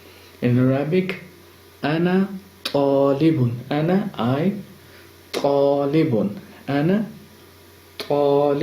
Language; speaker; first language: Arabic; non-native, fluent; Urdu